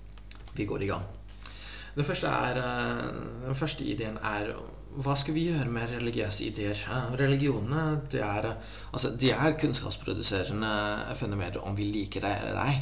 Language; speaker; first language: Norwegian; non-native, fluent; English